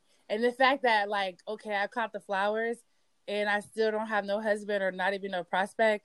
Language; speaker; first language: English; native; English